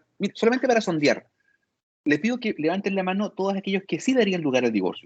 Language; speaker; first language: Spanish; native; Spanish